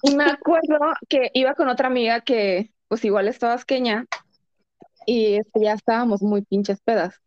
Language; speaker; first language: Spanish; early bilingual, heritage; Spanish